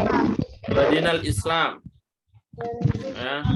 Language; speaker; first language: Arabic; non-native, fluent; Indonesian